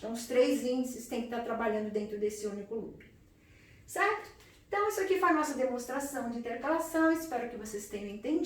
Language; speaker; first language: Portuguese; native; Portuguese